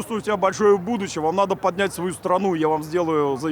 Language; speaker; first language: Russian; native; Russian